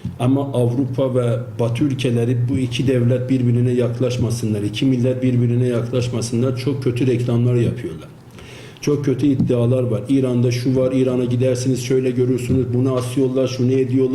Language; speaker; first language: Turkish; non-native, fluent; Azerbaijani